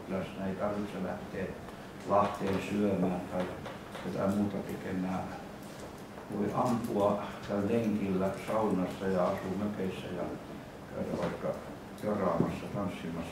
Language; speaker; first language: Finnish; native; Finnish